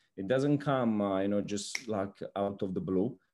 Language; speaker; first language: English; non-native, fluent; Italian